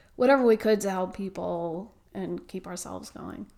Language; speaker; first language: English; native; English